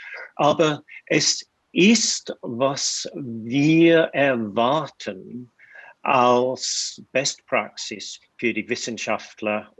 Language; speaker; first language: German; non-native, fluent; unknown